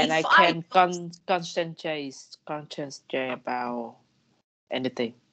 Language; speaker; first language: English; non-native, learner; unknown